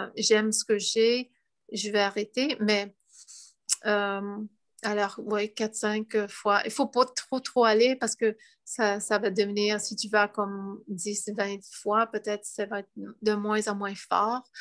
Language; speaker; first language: French; non-native, fluent; English